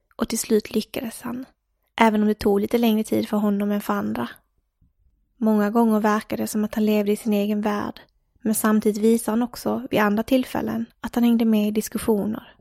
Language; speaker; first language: Swedish; native; Swedish